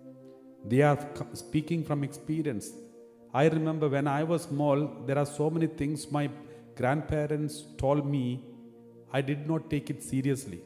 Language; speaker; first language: English; non-native, local second language; Malayalam